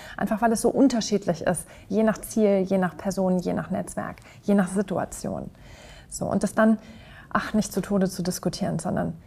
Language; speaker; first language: German; native; German